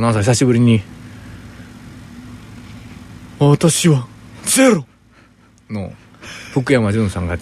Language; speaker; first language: Japanese; native; Japanese